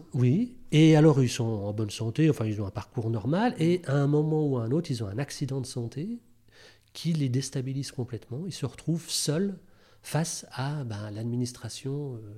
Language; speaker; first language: French; native; French